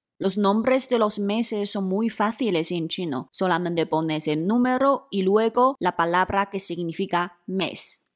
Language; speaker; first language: Spanish; non-native, fluent; Chinese